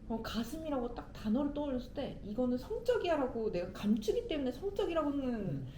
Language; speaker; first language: Korean; native; Korean